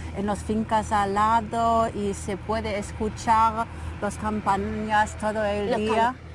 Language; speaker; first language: Spanish; non-native, learner; German